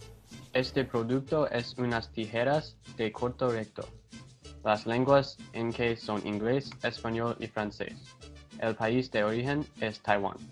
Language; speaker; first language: Spanish; non-native, learner; English